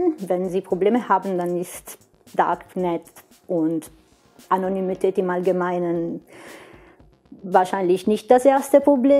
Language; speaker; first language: German; non-native, fluent; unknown